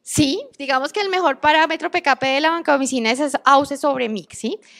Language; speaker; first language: Spanish; native; Spanish